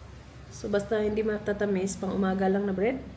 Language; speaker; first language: Filipino; non-native, local second language; Cebuano